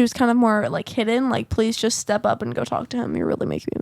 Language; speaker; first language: English; native; English